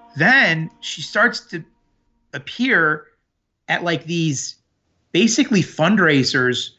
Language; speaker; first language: English; early bilingual, other home language; Armenian